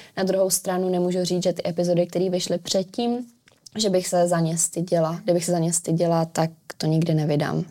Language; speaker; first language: Czech; native; Czech